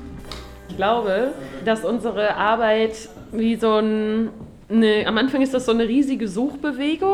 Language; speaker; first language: German; native; German